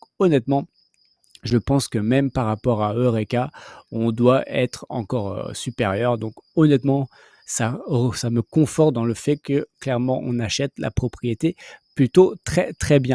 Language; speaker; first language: French; native; French